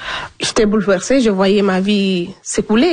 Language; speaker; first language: French; non-native, local second language; Fula